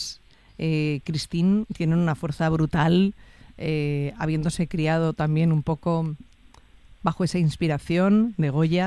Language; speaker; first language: Spanish; native; Spanish